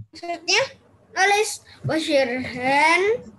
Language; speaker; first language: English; non-native, learner; Indonesian